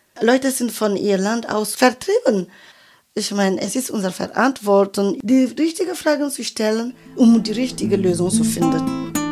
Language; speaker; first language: German; non-native, fluent; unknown